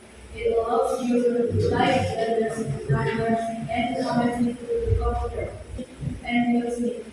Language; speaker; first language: English; non-native, learner; Indonesian